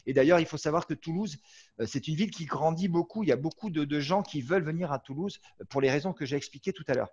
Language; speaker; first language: French; native; French